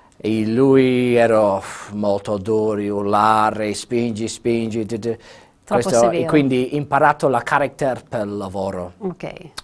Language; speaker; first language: Italian; non-native, fluent; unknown